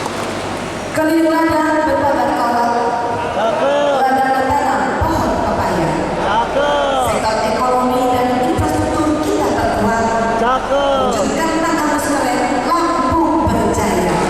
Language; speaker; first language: Indonesian; native; Indonesian